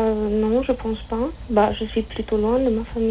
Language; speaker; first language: French; non-native, fluent; German